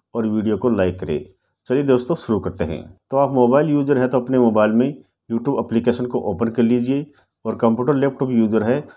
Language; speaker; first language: Hindi; native; Hindi